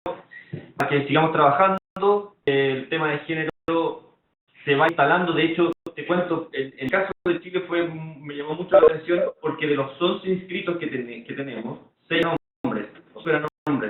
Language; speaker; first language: Spanish; native; Spanish